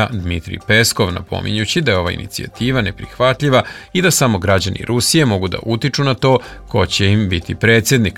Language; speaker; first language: Serbian; native; Serbian